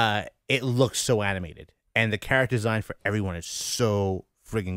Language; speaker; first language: English; native; English